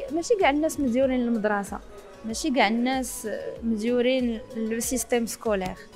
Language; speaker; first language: Arabic; native; Arabic